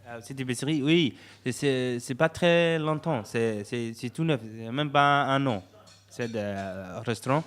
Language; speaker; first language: French; non-native, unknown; Somali